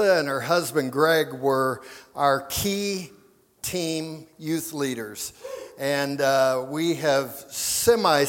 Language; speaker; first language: English; native; English